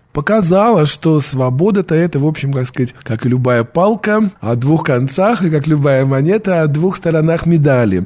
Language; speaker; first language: Russian; native; Russian